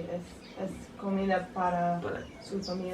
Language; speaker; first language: Spanish; non-native, learner; English